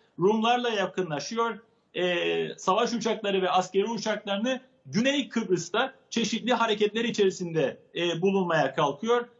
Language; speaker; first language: Turkish; native; Turkish